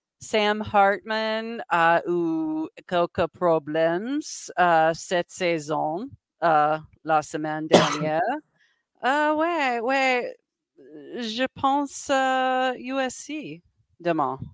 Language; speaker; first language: French; non-native, learner; English